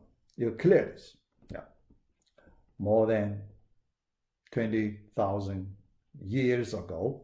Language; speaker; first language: English; non-native, fluent; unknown